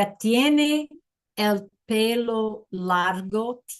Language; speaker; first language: Spanish; non-native, learner; English